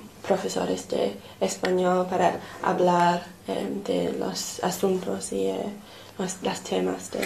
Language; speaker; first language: Spanish; non-native, fluent; English